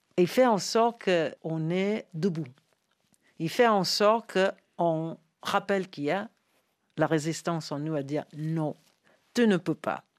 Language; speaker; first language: French; non-native, fluent; English